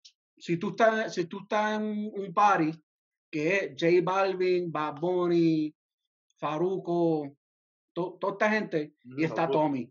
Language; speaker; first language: Spanish; early bilingual, heritage; Spanish